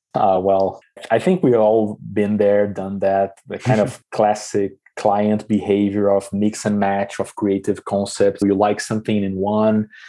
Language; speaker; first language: English; non-native, fluent; Portuguese